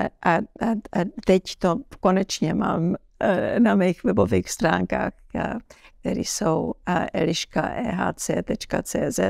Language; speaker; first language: Czech; early bilingual, heritage; Czech